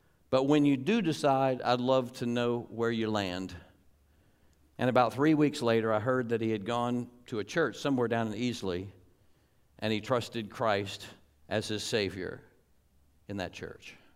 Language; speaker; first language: English; native; English